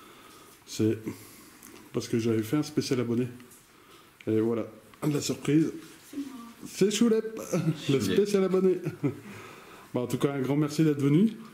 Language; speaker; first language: French; native; French